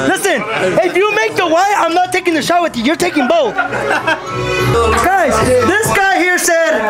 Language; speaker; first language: English; early bilingual, other home language; Spanish